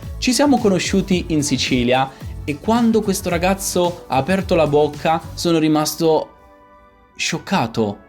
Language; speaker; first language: Italian; native; Italian